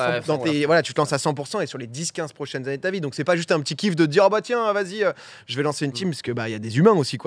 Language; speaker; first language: French; native; French